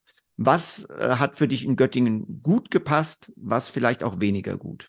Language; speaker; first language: German; native; German